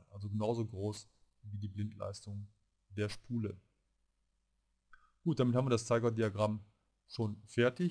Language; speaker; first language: German; native; German